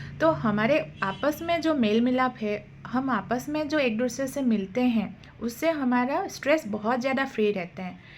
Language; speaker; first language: Hindi; non-native, local second language; Assamese